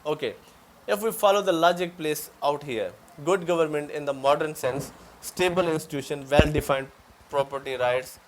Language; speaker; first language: English; non-native, local second language; Urdu